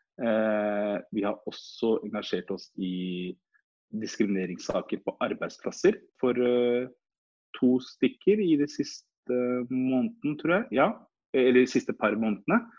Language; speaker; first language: Norwegian; early bilingual, other home language; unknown